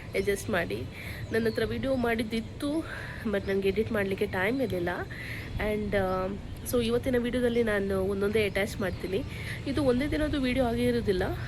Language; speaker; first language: Kannada; non-native, local second language; Konkani